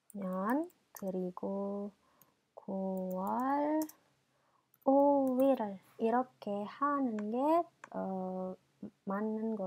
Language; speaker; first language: Korean; non-native, fluent; Indonesian